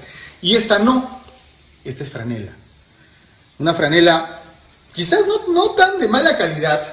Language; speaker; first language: Spanish; native; Spanish